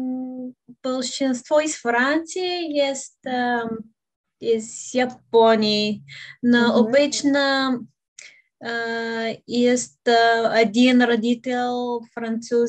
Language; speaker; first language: Russian; non-native, learner; Bulgarian